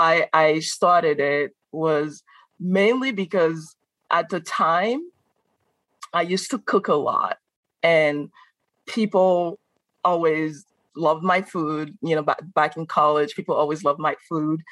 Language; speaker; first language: English; non-native, fluent; French